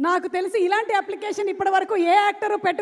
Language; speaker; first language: Telugu; native; Telugu